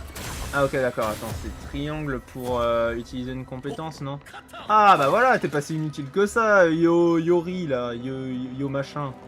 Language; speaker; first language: French; native; French